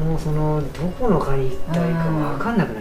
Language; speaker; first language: Japanese; native; Japanese